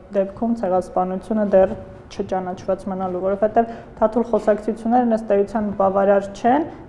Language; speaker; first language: Armenian; native; Armenian